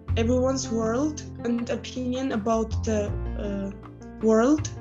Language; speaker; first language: English; non-native, fluent; Armenian